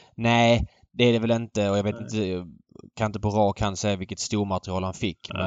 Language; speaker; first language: Swedish; native; Swedish